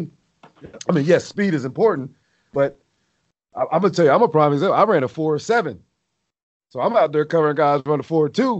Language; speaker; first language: English; native; English